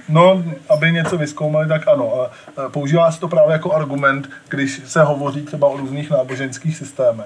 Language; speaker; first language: Czech; native; Czech